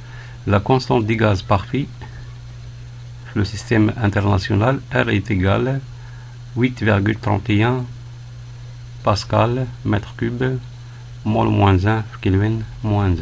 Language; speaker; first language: French; non-native, local second language; Arabic